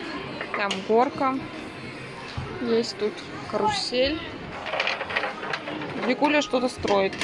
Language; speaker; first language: Russian; native; Russian